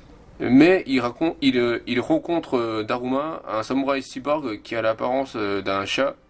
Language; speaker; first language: French; non-native, fluent; Japanese